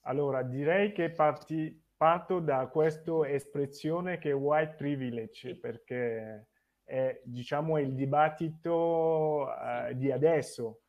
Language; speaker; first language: Italian; non-native, fluent; French